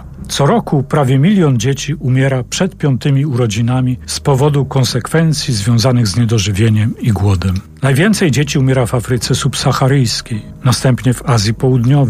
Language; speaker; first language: Polish; native; Polish